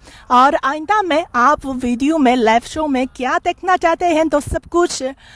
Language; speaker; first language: Hindi; non-native, fluent; Chinese